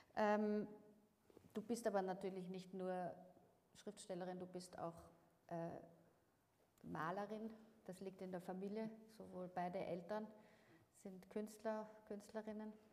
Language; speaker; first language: German; native; German